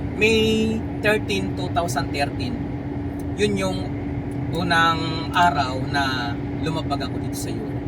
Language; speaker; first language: Filipino; non-native, local second language; Cebuano